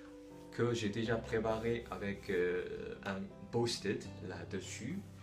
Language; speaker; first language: French; non-native, learner; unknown